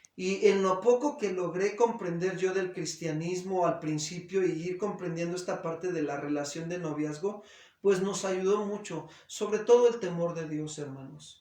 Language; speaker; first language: Spanish; native; Spanish